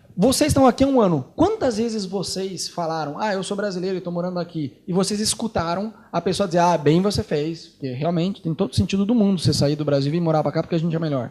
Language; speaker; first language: Portuguese; native; Portuguese